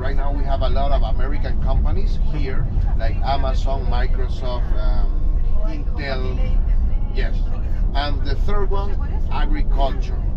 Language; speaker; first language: English; non-native, fluent; Spanish